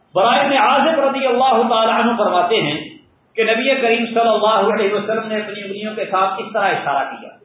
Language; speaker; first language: Urdu; non-native, local second language; Punjabi